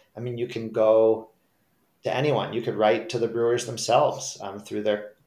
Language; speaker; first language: English; native; English